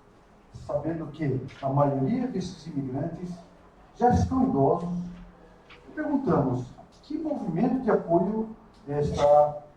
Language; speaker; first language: Portuguese; non-native, fluent; Japanese